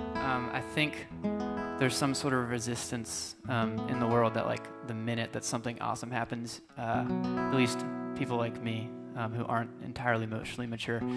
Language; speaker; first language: English; native; English